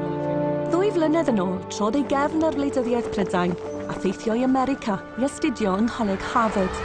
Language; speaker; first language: Welsh; native; Welsh